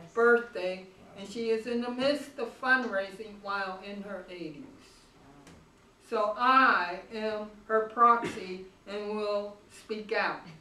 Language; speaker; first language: English; native; English